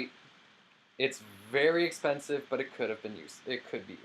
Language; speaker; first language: English; native; English